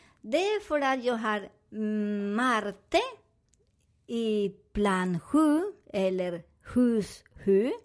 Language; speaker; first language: Swedish; non-native, fluent; Spanish